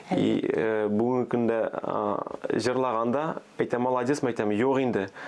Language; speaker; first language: Tatar; early bilingual, other home language; Armenian